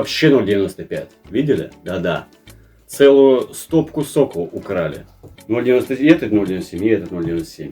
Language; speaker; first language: Russian; native; Russian